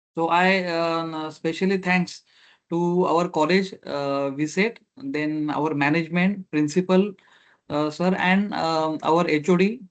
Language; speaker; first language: English; non-native, local second language; Marathi